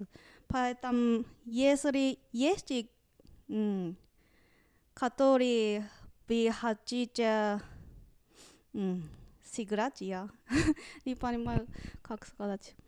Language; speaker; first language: Russian; non-native, learner; Japanese